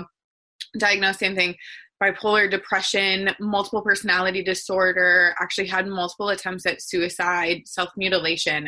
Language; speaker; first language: English; native; English